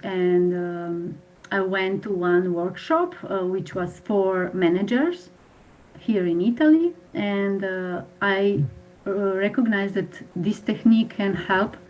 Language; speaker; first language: English; non-native, fluent; Slovenian